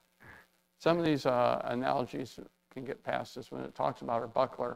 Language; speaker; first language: English; native; English